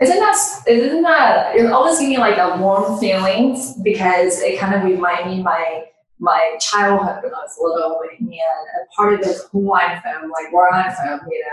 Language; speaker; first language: English; non-native, fluent; Chinese